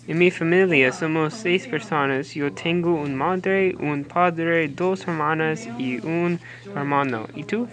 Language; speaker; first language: Spanish; non-native, learner; English